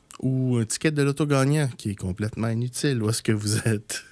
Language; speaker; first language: French; native; French